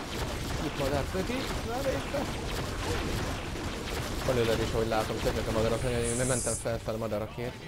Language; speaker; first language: Hungarian; native; Hungarian